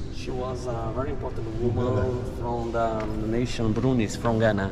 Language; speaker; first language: English; non-native, fluent; Portuguese